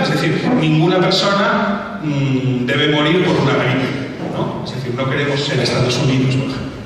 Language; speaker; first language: Spanish; native; Spanish